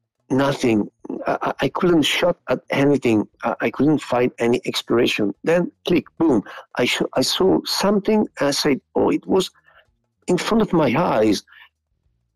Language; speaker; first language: English; non-native, fluent; Italian